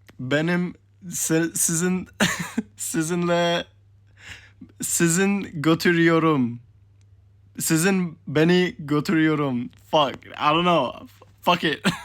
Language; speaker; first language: Turkish; early bilingual, heritage; Turkish